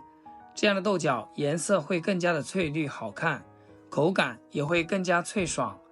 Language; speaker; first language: Chinese; native; Chinese